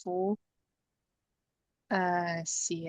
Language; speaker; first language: Chinese; non-native, learner; English